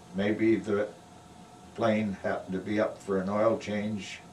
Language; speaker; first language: English; native; English